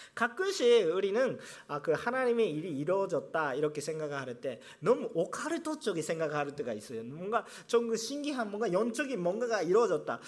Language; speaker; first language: Korean; non-native, fluent; Japanese